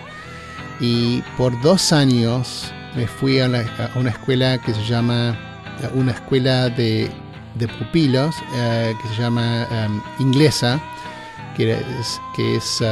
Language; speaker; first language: Spanish; native; Spanish